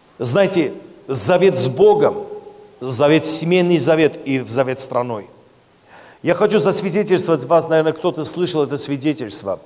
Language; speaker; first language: Russian; non-native, local second language; Armenian